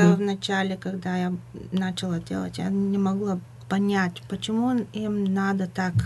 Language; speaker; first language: Russian; non-native, fluent; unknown